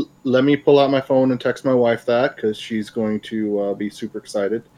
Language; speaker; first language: English; native; English